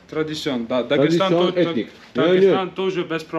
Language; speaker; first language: Russian; non-native, learner; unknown